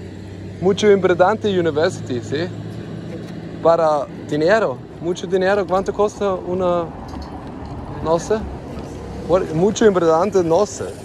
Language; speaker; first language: Spanish; non-native, learner; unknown